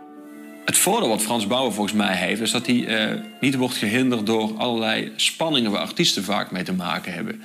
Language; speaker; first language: Dutch; native; Dutch